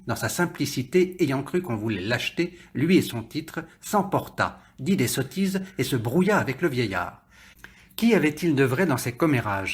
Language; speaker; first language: French; native; French